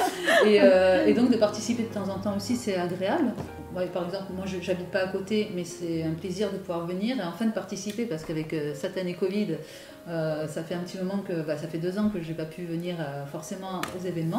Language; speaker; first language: French; native; French